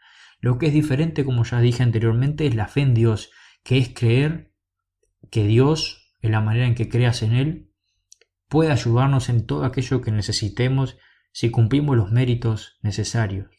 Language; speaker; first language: Spanish; native; Spanish